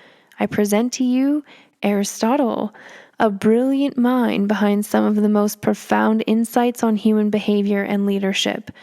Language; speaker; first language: English; native; English